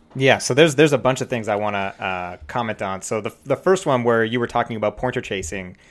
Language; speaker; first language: English; native; English